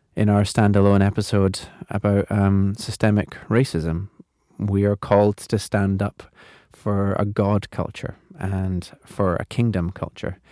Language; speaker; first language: English; native; English